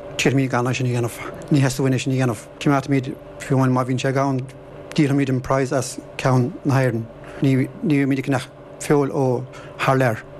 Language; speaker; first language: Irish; native; Irish